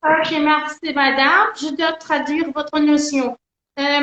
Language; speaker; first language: French; non-native, learner; Persian